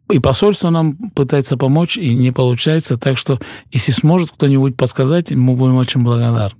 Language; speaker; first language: Russian; early bilingual, heritage; Russian